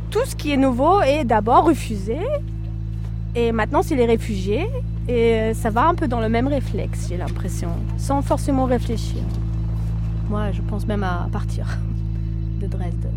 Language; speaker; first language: French; non-native, fluent; German